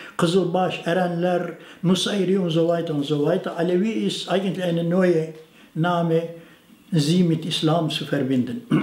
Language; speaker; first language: German; non-native, fluent; Turoyo